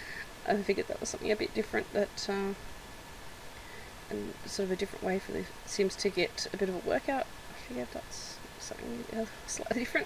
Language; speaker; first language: English; native; English